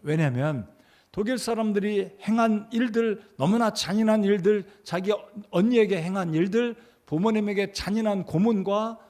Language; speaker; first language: Korean; native; Korean